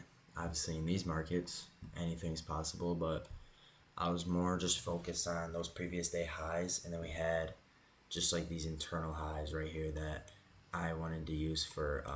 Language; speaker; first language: English; native; English